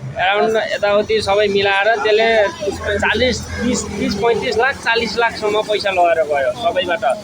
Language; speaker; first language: Nepali; native; Nepali